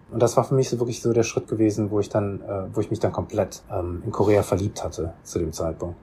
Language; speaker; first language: German; native; German